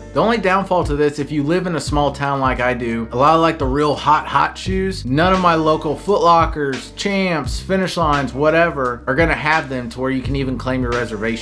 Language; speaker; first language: English; native; English